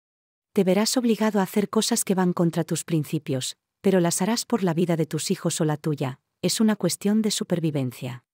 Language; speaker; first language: Spanish; native; Spanish